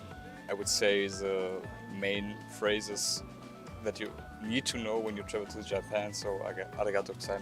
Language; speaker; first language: English; non-native, learner; German